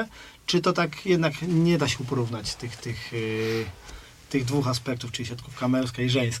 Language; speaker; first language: Polish; native; Polish